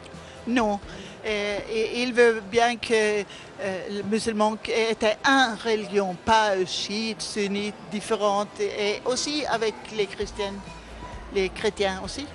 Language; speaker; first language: French; non-native, learner; Swedish